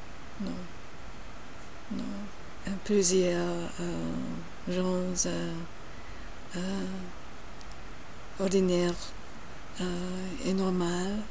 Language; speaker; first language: French; non-native, learner; English